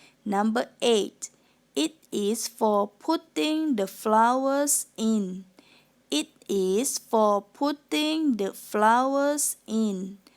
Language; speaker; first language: English; non-native, fluent; Thai